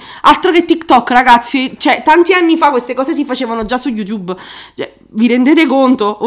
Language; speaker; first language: Italian; native; Italian